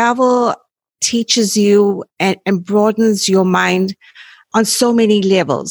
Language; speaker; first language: English; native; English